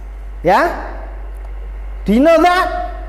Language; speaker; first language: English; non-native, fluent; Indonesian